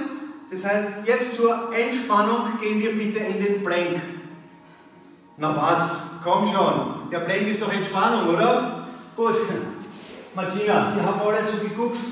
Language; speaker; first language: German; native; German